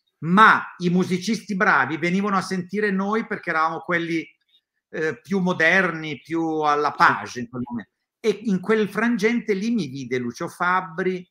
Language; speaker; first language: Italian; native; Italian